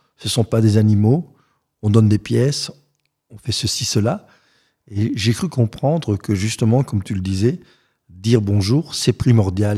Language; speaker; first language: French; native; French